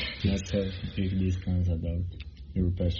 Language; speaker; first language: English; non-native, learner; Polish